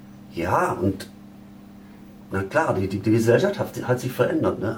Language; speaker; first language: German; native; German